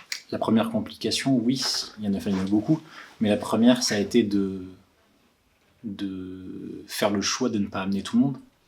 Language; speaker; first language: French; early bilingual, other home language; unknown